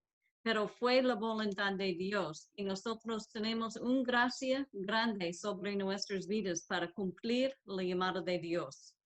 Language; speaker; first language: Spanish; non-native, learner; English